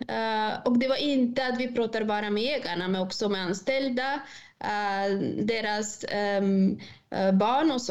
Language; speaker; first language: Swedish; non-native, fluent; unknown